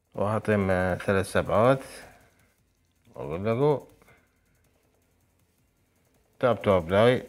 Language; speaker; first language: Arabic; native; Arabic